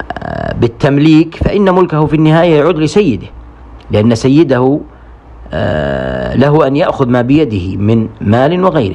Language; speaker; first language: Arabic; native; Arabic